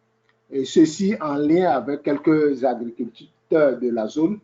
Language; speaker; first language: French; native; French